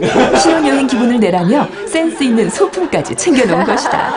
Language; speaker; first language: Korean; native; Korean